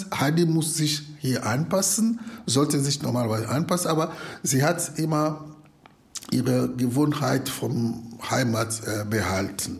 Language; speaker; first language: German; non-native, fluent; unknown